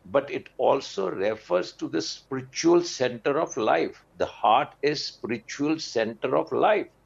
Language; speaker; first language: English; non-native, local second language; Urdu